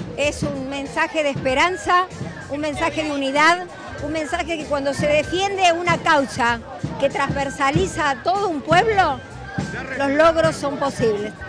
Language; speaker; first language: Spanish; native; Spanish